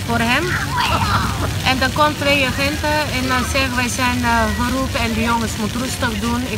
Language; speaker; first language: Dutch; non-native, learner; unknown